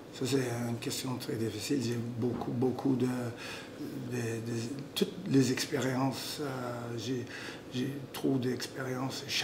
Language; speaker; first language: French; non-native, local second language; English